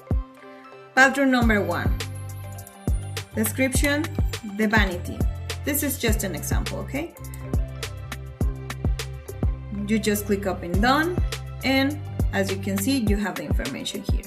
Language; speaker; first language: English; non-native, fluent; Spanish